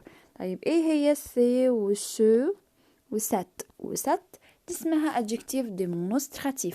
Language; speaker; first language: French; non-native, fluent; Arabic